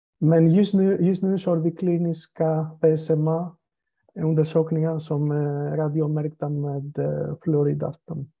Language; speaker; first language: Swedish; non-native, fluent; Greek